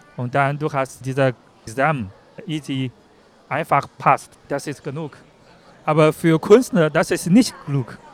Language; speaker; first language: German; non-native, learner; Chinese